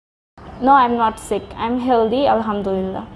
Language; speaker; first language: English; non-native, local second language; Bangla